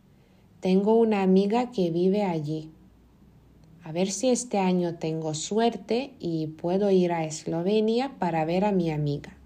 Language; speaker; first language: Spanish; non-native, fluent; Lithuanian